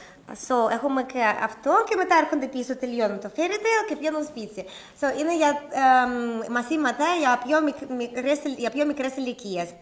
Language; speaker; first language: Greek; non-native, learner; Russian